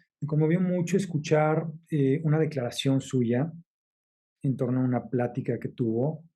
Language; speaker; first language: Spanish; native; Spanish